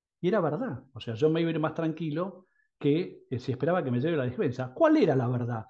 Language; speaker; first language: Spanish; native; Spanish